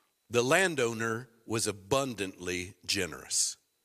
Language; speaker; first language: English; native; English